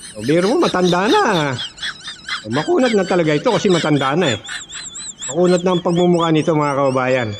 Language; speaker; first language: Filipino; native; Filipino